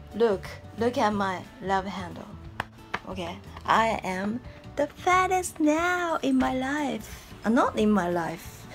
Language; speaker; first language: English; non-native, fluent; Japanese